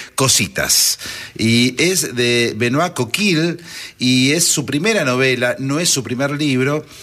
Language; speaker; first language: Spanish; native; Spanish